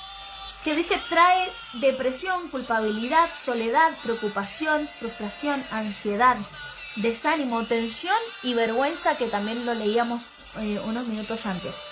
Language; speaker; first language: Spanish; native; Spanish